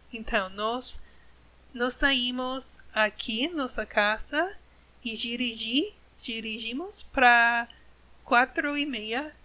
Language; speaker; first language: Portuguese; non-native, learner; English